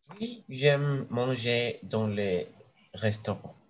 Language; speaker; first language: French; non-native, learner; English